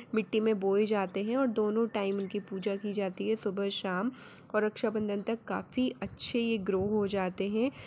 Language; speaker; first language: Hindi; native; Hindi